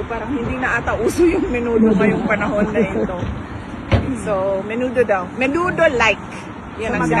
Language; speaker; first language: Filipino; native; Filipino